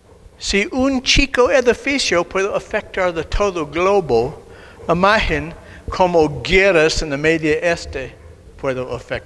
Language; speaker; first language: Spanish; non-native, learner; English